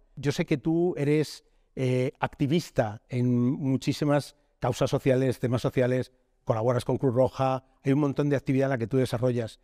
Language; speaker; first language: Spanish; native; Spanish